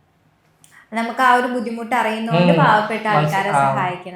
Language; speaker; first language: Malayalam; native; Malayalam